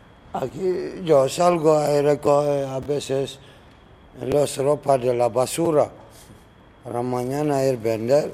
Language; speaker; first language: Spanish; non-native, learner; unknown